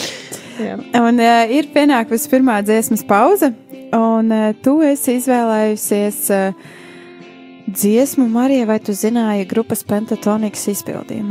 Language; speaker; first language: Latvian; native; Latvian